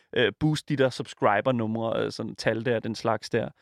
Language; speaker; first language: Danish; native; Danish